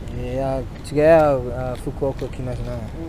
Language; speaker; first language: Japanese; non-native, learner; English